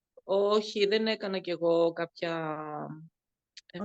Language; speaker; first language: Greek; native; Greek